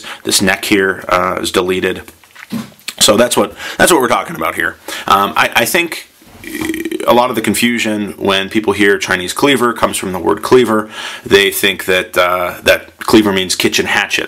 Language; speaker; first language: English; native; English